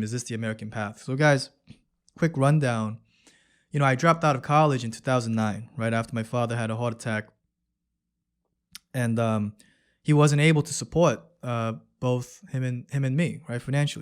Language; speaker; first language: English; early bilingual, other home language; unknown